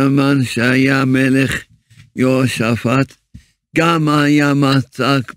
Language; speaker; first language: Hebrew; early bilingual, other home language; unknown